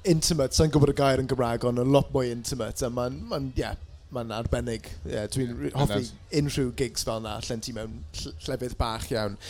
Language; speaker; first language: Welsh; non-native, local second language; English